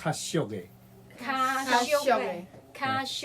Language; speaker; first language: Chinese; non-native, fluent; Vietnamese